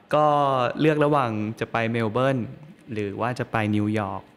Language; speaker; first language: Thai; native; Thai